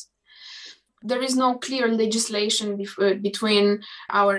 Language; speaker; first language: English; non-native, fluent; Romanian